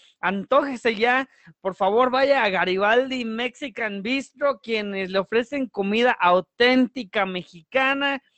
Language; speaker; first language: Spanish; early bilingual, heritage; Spanish